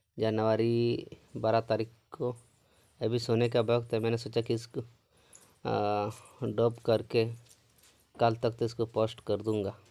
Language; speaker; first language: Hindi; non-native, local second language; Odia